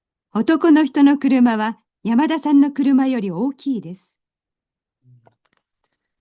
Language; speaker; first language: Japanese; non-native, learner; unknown